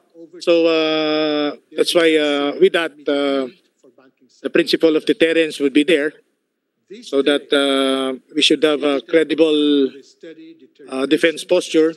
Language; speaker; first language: English; non-native, local second language; Filipino